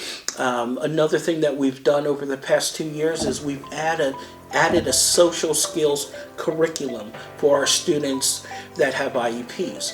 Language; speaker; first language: English; native; English